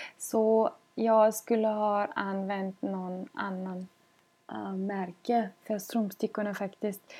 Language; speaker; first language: Swedish; non-native, fluent; German